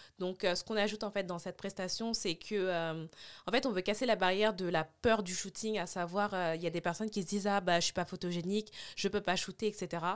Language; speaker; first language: French; native; French